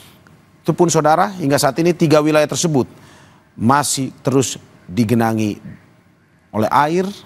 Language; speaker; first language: Indonesian; native; Indonesian